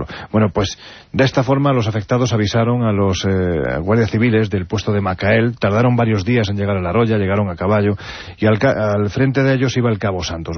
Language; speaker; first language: Spanish; native; Spanish